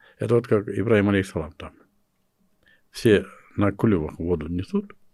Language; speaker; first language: Russian; non-native, local second language; Kyrgyz